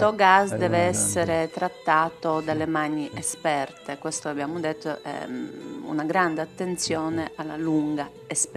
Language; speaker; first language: Italian; native; Italian